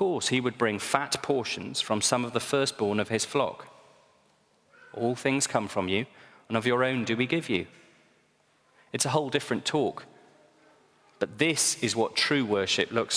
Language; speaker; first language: English; native; English